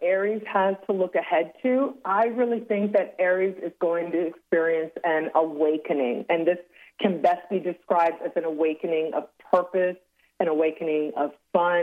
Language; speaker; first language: English; native; English